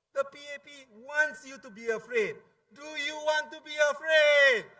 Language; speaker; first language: English; non-native, local second language; Malay